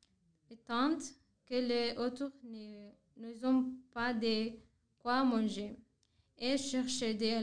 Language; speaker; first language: French; non-native, learner; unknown